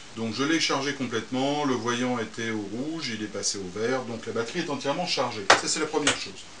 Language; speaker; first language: French; native; French